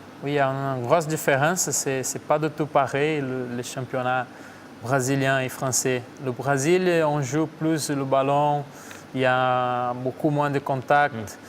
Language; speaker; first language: French; non-native, fluent; Portuguese